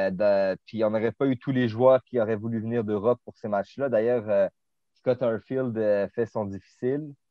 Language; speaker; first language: French; native; French